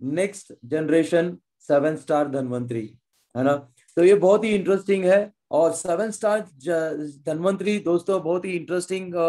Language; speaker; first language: Hindi; non-native, local second language; Marathi